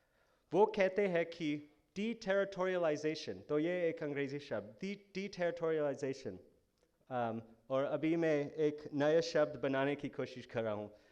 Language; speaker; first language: Hindi; non-native, fluent; English